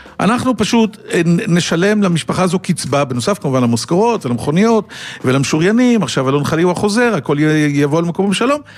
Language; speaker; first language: Hebrew; native; Hebrew